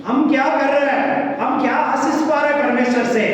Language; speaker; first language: Hindi; non-native, local second language; Telugu